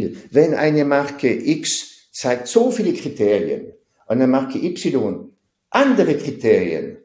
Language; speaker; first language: German; non-native, fluent; French